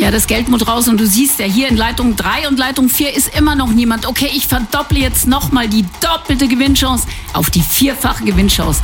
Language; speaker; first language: German; native; German